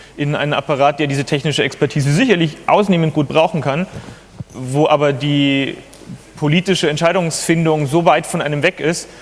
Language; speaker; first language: German; native; German